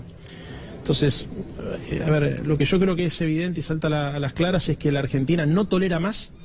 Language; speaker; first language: Spanish; native; Spanish